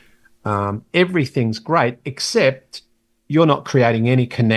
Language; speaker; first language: English; native; English